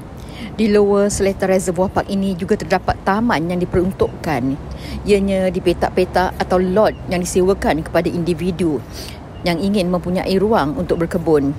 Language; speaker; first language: Malay; native; Malay